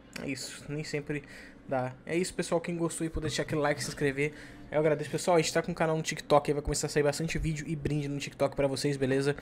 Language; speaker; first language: Portuguese; native; Portuguese